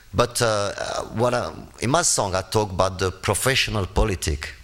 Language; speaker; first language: English; non-native, fluent; Spanish